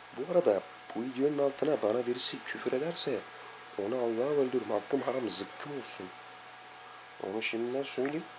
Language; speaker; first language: Turkish; native; Turkish